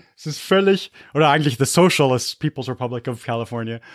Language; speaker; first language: German; non-native, fluent; English